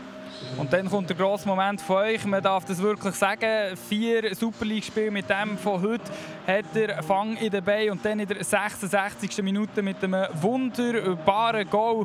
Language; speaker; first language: German; native; German